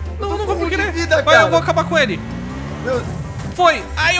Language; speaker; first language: Portuguese; native; Portuguese